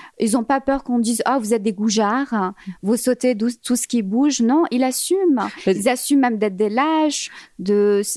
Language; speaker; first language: French; early bilingual, other home language; Arabic